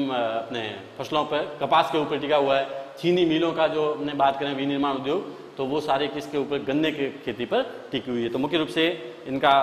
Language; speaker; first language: Hindi; native; Hindi